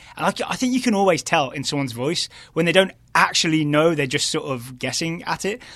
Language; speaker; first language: English; native; English